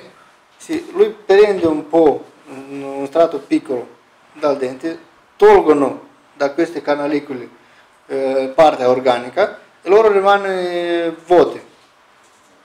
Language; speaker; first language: Italian; non-native, learner; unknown